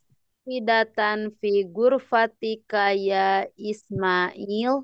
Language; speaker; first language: Arabic; non-native, learner; Indonesian